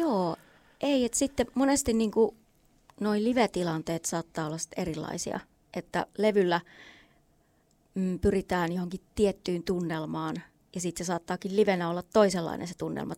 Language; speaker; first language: Finnish; native; Finnish